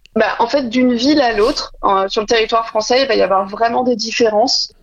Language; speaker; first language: French; native; French